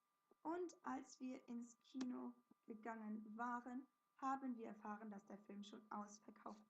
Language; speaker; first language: German; non-native, fluent; English